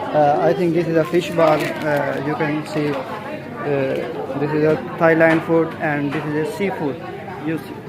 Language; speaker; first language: English; non-native, learner; Urdu